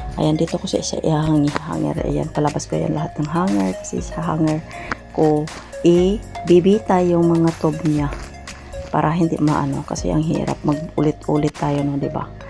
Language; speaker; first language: Filipino; non-native, local second language; Cebuano